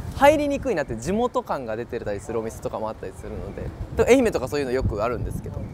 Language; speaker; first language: Japanese; native; Japanese